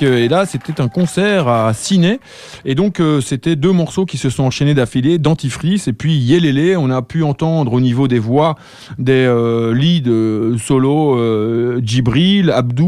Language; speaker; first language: French; native; French